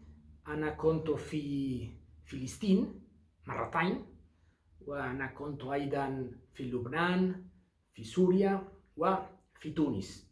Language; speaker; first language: Arabic; non-native, learner; Basque